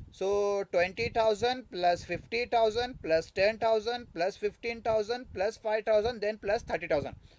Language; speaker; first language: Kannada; non-native, local second language; Urdu